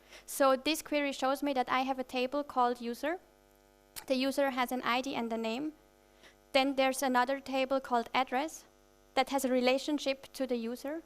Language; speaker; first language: English; non-native, fluent; German